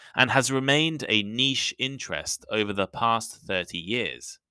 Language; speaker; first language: English; native; English